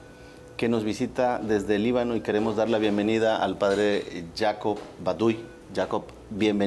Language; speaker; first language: Spanish; native; Spanish